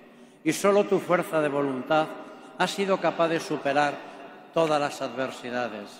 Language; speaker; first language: Spanish; native; Spanish